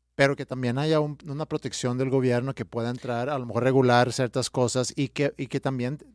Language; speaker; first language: Spanish; non-native, fluent; Swedish